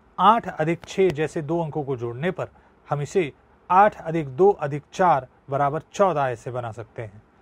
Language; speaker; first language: Hindi; non-native, local second language; Marathi